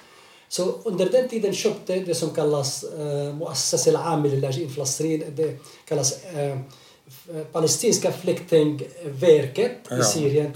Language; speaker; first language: Swedish; non-native, fluent; Arabic